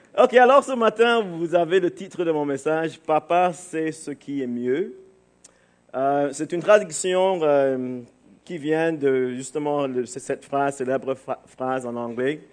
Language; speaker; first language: French; non-native, fluent; English